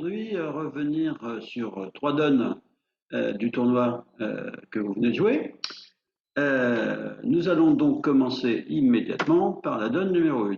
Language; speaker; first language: French; native; French